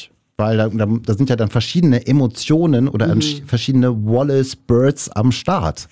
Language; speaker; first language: German; native; German